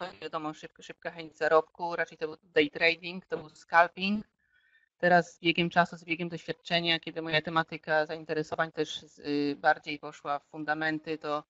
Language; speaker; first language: Polish; native; Polish